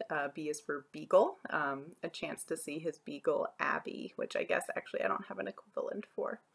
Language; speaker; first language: English; native; English